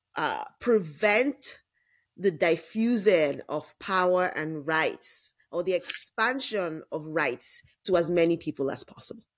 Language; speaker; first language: English; non-native, local second language; Yoruba